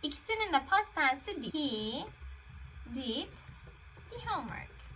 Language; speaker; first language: English; non-native, fluent; Turkish